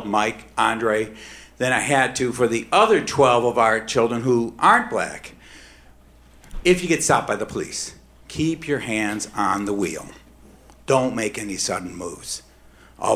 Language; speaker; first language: English; native; English